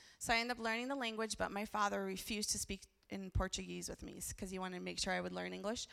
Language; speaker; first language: English; early bilingual, other home language; Portuguese